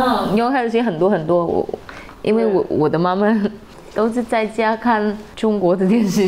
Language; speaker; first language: Chinese; non-native, fluent; Vietnamese